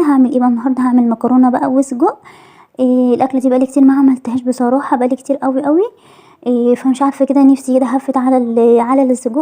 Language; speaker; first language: Arabic; native; Arabic